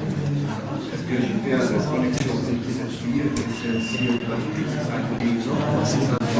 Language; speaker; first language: French; non-native, learner; German